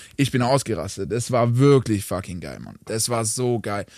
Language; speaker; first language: German; native; German